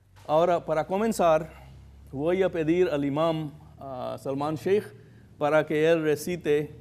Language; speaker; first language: Spanish; non-native, fluent; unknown